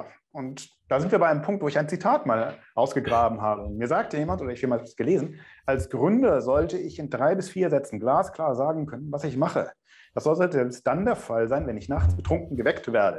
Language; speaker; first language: German; native; German